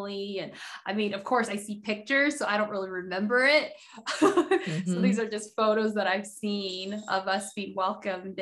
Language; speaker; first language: English; early bilingual, other home language; Haitian Creole